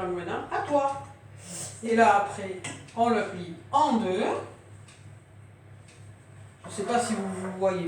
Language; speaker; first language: French; native; French